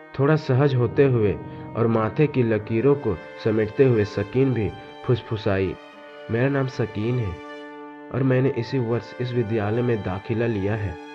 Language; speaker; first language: Hindi; native; Hindi